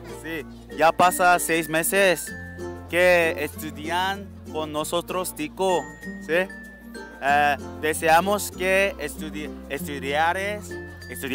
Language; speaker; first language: Spanish; non-native, learner; Korean